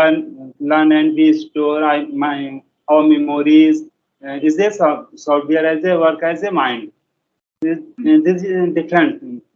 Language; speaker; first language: English; non-native, learner; Hindi